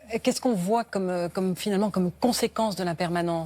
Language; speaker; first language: French; native; French